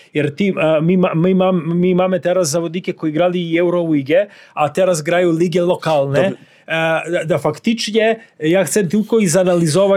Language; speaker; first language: Polish; non-native, fluent; Serbian